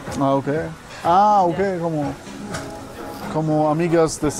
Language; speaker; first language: Spanish; non-native, learner; English